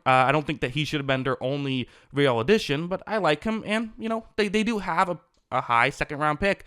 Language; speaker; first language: English; native; English